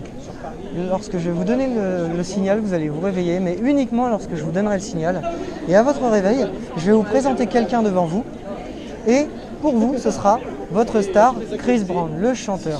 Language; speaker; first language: French; native; French